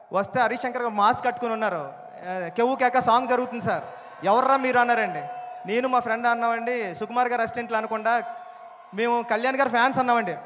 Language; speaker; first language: Telugu; native; Telugu